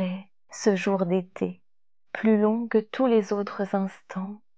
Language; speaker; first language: French; native; French